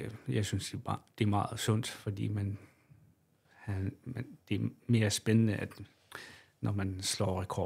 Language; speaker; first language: Danish; non-native, local second language; Kalaallisut